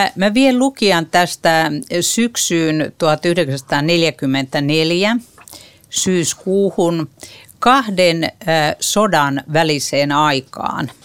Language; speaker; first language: Finnish; native; Finnish